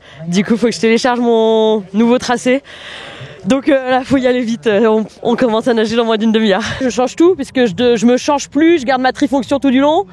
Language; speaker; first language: French; native; French